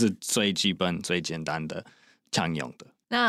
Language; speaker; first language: Chinese; non-native, fluent; English